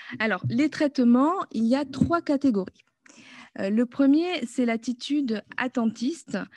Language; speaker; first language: French; native; French